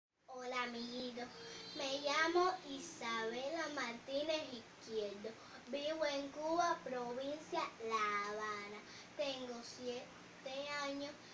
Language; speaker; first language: Spanish; native; Spanish